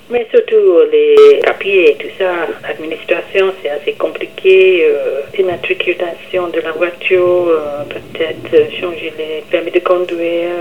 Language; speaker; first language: French; non-native, fluent; English